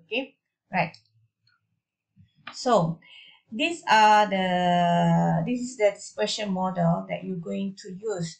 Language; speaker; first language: English; non-native, local second language; Malay